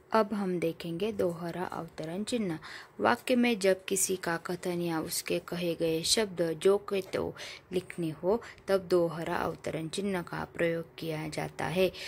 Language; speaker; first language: Hindi; non-native, local second language; Marathi